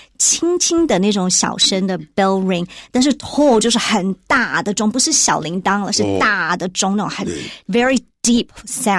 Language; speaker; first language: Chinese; native; Chinese